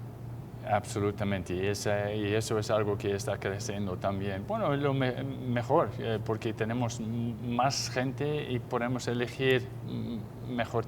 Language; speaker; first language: Spanish; non-native, fluent; English